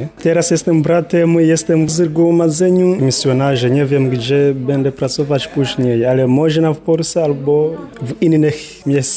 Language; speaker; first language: Polish; non-native, learner; Kinyarwanda